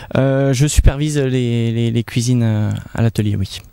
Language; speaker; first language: French; native; French